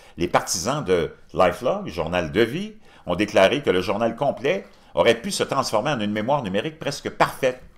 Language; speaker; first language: French; native; French